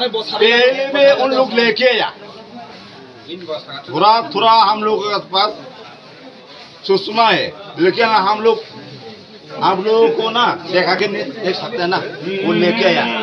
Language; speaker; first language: Hindi; non-native, local second language; Bangla